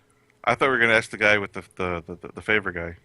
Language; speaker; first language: English; native; English